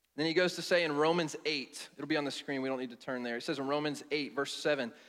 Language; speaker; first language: English; native; English